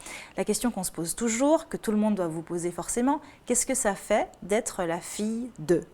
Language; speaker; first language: French; native; French